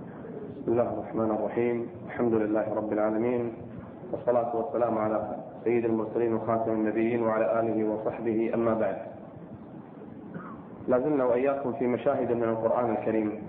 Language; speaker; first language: Arabic; native; Arabic